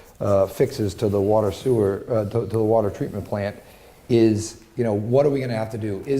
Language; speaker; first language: English; native; English